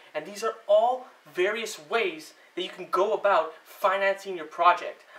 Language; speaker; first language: English; native; English